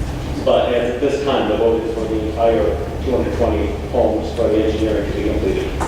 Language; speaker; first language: English; native; English